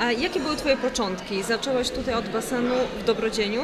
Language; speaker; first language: Polish; native; Polish